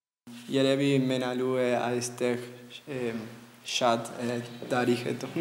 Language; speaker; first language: Armenian; non-native, learner; Spanish